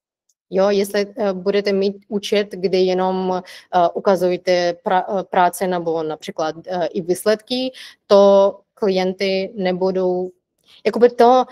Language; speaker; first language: Czech; non-native, fluent; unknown